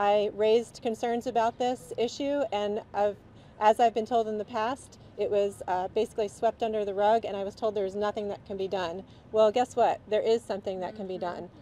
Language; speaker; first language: English; native; English